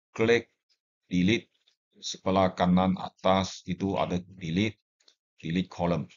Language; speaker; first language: Malay; non-native, local second language; Chinese